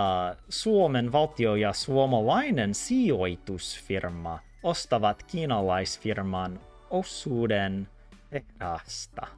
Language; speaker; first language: Finnish; non-native, learner; English